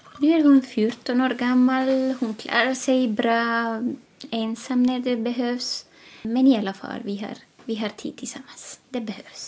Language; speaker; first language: Swedish; non-native, fluent; Spanish